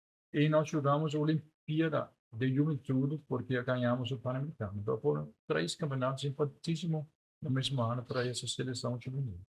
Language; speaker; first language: Portuguese; non-native, fluent; Danish